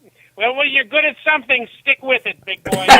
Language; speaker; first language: English; native; English